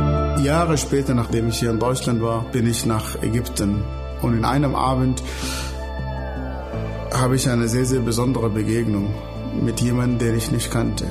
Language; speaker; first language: German; non-native, fluent; Arabic